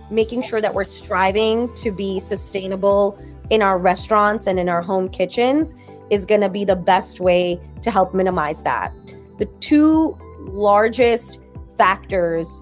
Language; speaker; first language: English; native; English